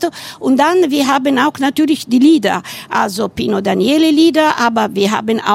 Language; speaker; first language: German; non-native, fluent; Italian